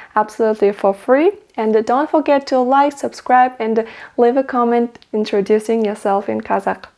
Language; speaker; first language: English; non-native, fluent; Kazakh